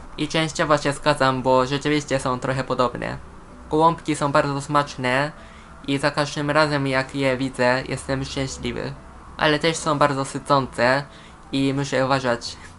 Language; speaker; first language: Polish; non-native, fluent; Japanese